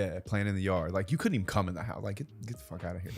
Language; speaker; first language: English; native; English